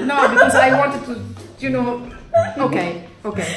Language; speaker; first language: English; non-native, fluent; Italian